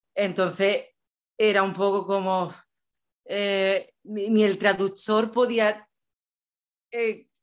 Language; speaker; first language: Spanish; native; Spanish